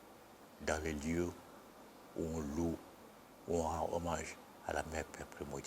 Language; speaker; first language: French; non-native, local second language; Bambara